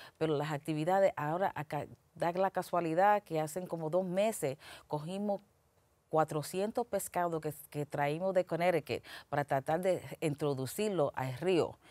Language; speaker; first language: Spanish; early bilingual, heritage; Spanish